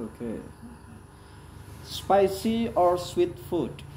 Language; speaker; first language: English; non-native, learner; Indonesian